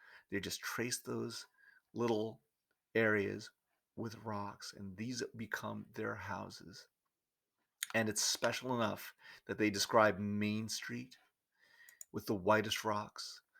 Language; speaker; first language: English; native; English